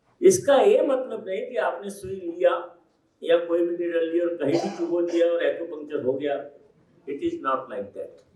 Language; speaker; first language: Hindi; native; Hindi